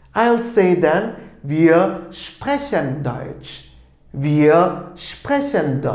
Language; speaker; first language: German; non-native, fluent; Turkish